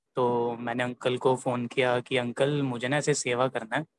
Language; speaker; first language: Hindi; native; Hindi